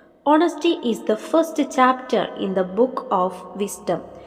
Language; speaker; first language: English; non-native, local second language; Malayalam